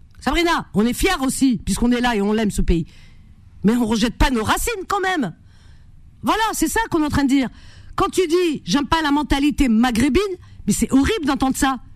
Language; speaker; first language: French; native; French